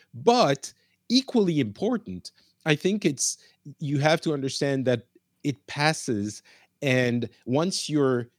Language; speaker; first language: English; non-native, fluent; Arabic